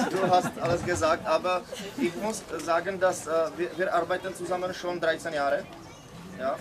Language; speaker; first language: German; non-native, learner; Czech